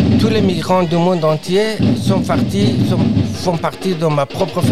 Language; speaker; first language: French; non-native, fluent; Persian